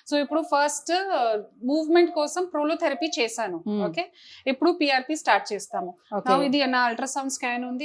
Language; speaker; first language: Telugu; non-native, fluent; Hindi